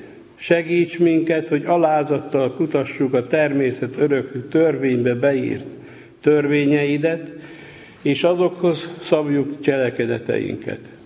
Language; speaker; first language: Hungarian; native; Hungarian